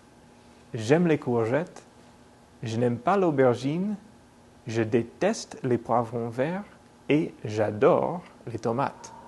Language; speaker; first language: French; non-native, fluent; English